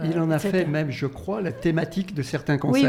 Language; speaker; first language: French; native; French